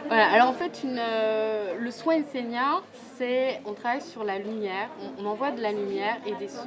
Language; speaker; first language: French; native; French